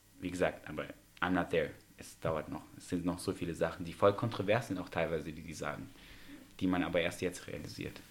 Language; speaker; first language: German; early bilingual, other home language; Russian